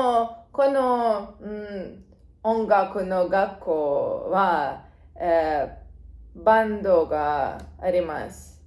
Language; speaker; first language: Japanese; non-native, learner; Russian